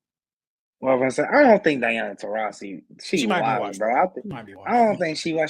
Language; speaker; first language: English; native; English